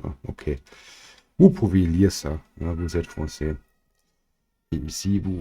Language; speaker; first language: French; non-native, learner; German